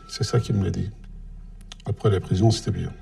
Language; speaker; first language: French; non-native, learner; Turkish